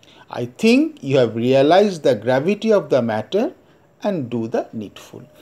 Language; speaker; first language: English; non-native, local second language; Bangla